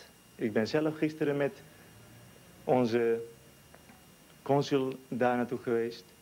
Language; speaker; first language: Dutch; non-native, learner; Turkish